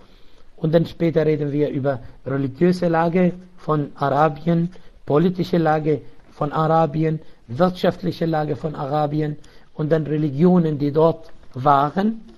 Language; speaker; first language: German; non-native, local second language; Arabic